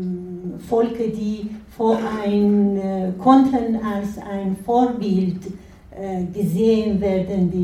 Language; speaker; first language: German; non-native, fluent; Persian